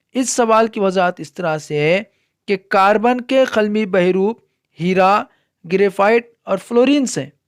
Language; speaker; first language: Urdu; native; Urdu